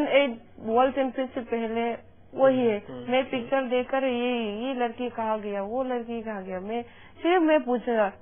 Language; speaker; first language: Hindi; non-native, local second language; Manipuri